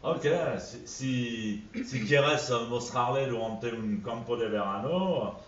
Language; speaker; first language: Spanish; non-native, fluent; French